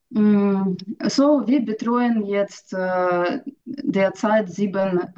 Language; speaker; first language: German; non-native, learner; Ukrainian